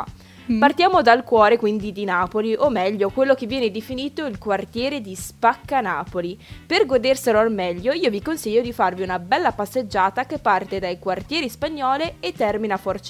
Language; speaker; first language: Italian; native; Italian